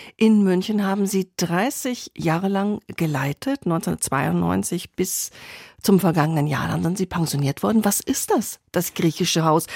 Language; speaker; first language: German; native; German